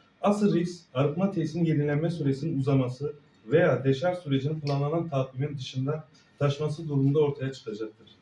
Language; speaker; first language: Turkish; native; Turkish